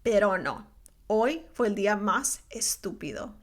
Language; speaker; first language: Spanish; early bilingual, heritage; Spanish